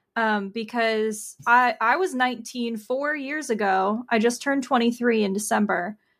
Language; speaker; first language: English; native; English